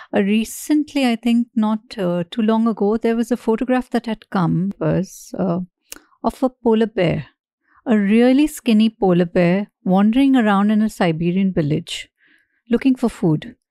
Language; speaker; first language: English; non-native, local second language; Hindi